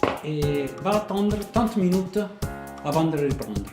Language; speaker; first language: French; non-native, fluent; Italian